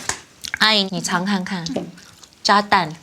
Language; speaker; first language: Chinese; early bilingual, heritage; Chinese